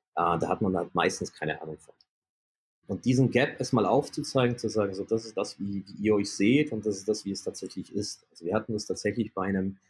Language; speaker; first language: German; early bilingual, other home language; Polish